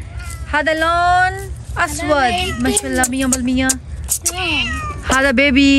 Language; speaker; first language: Arabic; non-native, learner; Urdu